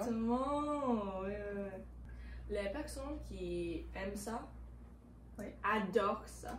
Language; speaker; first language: French; non-native, learner; English